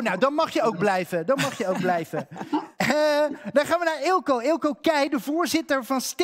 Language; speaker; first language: Dutch; native; Dutch